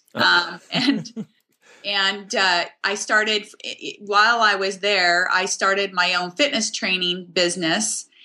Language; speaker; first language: English; native; English